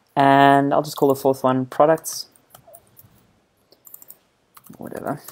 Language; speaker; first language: English; native; English